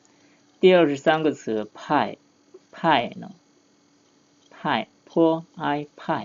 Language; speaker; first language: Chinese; non-native, fluent; Lao